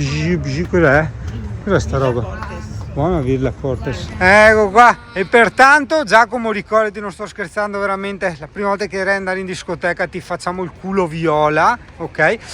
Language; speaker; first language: Italian; native; Italian